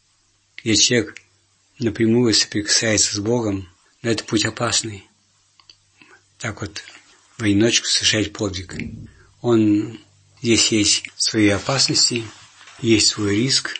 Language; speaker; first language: Russian; native; Russian